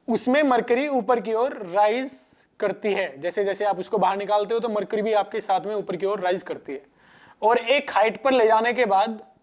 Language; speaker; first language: Hindi; non-native, local second language; Gujarati